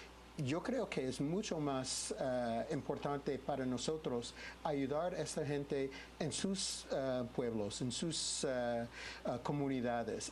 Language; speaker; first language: Spanish; non-native, fluent; English